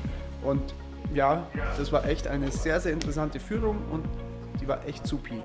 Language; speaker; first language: German; native; German